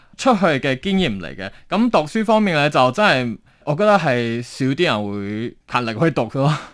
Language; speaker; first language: Cantonese; non-native, fluent; Chinese